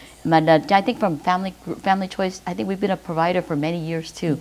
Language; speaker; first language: English; early bilingual, other home language; Vietnamese